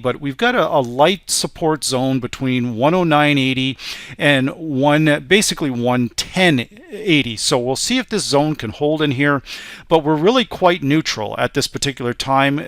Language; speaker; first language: English; native; English